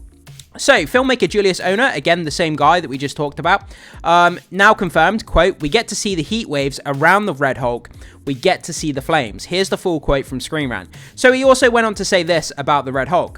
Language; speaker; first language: English; native; English